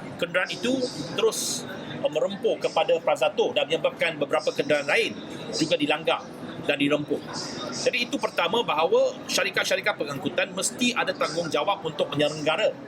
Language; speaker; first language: Malay; non-native, local second language; Chinese